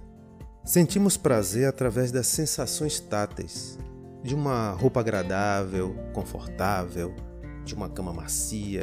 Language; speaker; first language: Portuguese; native; Portuguese